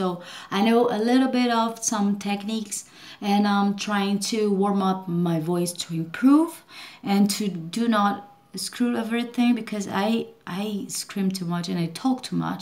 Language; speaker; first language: English; non-native, learner; Portuguese